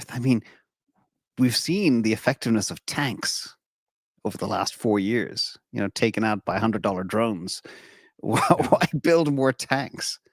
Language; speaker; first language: English; native; English